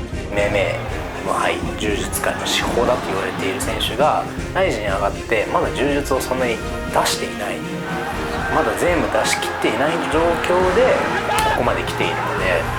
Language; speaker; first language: Japanese; native; Japanese